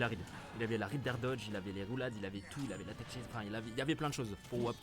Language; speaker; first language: French; native; French